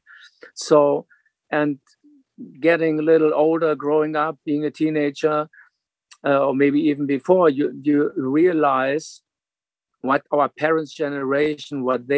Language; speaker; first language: English; non-native, fluent; German